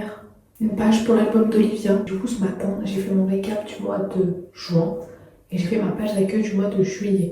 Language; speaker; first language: French; native; French